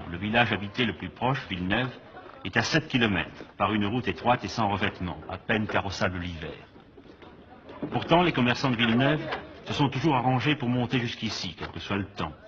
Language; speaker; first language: French; native; French